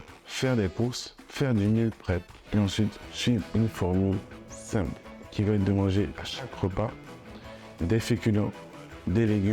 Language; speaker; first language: French; native; French